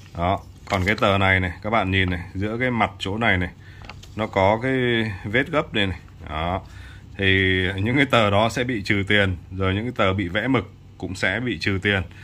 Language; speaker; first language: Vietnamese; native; Vietnamese